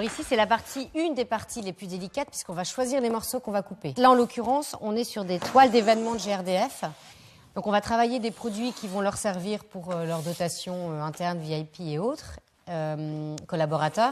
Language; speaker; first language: French; native; French